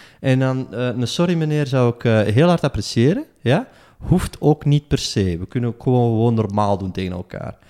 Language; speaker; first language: Dutch; native; Dutch